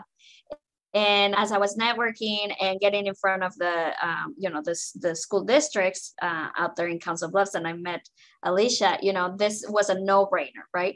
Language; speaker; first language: English; non-native, fluent; Spanish